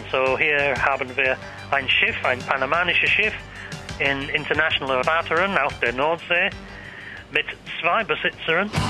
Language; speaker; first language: German; non-native, learner; English